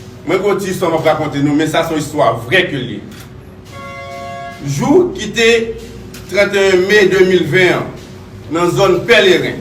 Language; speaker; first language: Haitian Creole; native; Haitian Creole